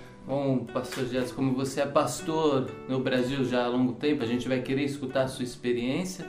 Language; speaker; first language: French; non-native, fluent; Portuguese